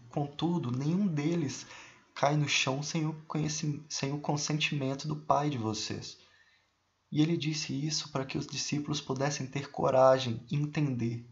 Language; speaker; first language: Portuguese; native; Portuguese